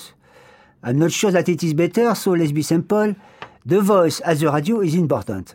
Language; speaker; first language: English; non-native, fluent; French